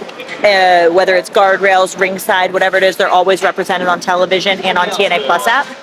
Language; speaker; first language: English; native; English